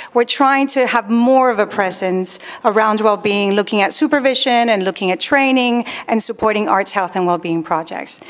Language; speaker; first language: English; non-native, fluent; Spanish